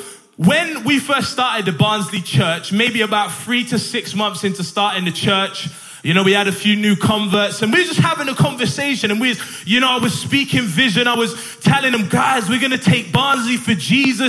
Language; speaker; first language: English; native; English